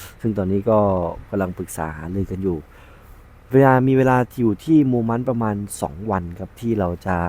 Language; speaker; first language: Thai; native; Thai